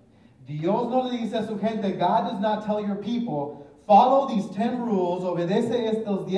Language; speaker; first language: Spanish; early bilingual, heritage; English